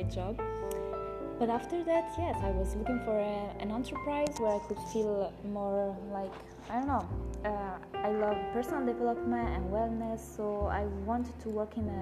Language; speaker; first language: English; non-native, learner; Italian